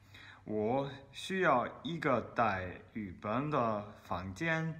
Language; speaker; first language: Chinese; non-native, learner; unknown